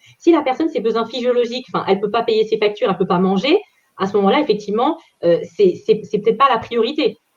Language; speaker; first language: French; native; French